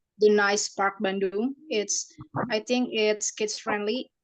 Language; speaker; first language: English; non-native, learner; Indonesian